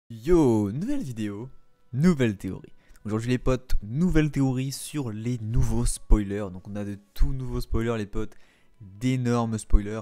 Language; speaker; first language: French; native; French